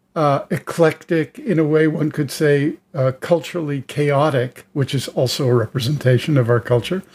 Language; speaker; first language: English; native; English